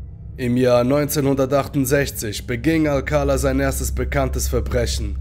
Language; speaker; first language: German; native; German